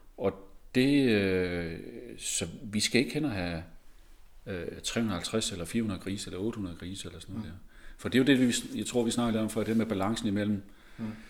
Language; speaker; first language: Danish; native; Danish